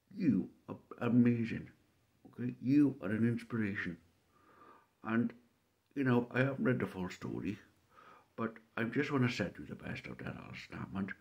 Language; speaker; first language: English; native; English